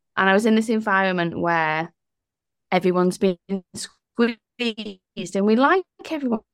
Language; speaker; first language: English; native; English